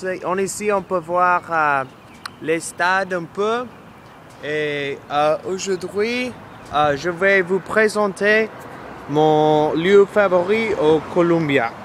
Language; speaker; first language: French; non-native, learner; English